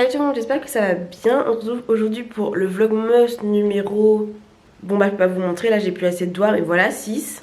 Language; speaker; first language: French; native; French